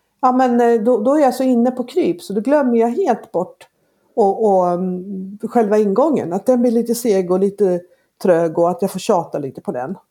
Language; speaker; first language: Swedish; native; Swedish